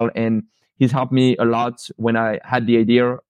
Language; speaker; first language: English; non-native, fluent; French